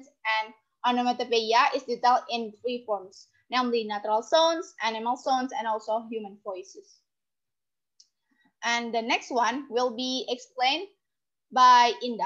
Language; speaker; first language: English; non-native, learner; Indonesian